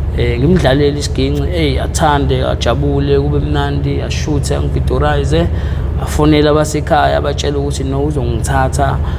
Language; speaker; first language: Zulu; native; Zulu